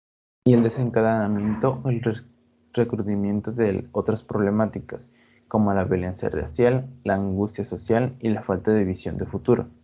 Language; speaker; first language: Spanish; native; Spanish